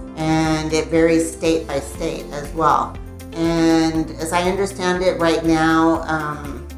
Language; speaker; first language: English; native; English